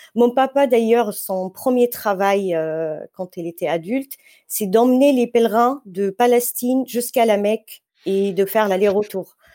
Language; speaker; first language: French; non-native, fluent; Arabic